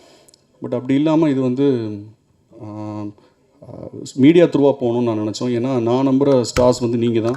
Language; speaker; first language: Tamil; native; Tamil